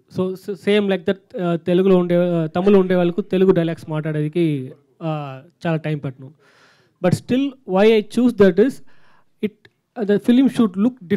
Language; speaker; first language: Telugu; non-native, fluent; Tamil